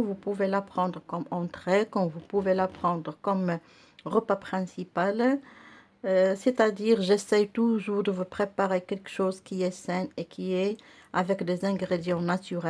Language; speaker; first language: French; non-native, local second language; Arabic